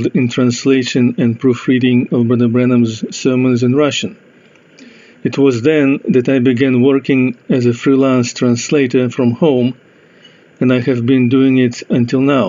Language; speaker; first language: English; non-native, fluent; Russian